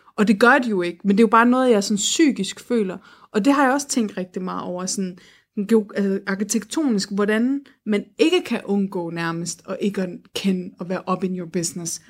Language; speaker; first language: Danish; early bilingual, other home language; Turkish